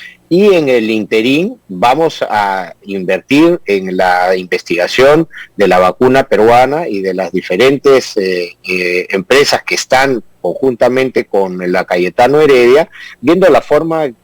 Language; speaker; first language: Spanish; native; Spanish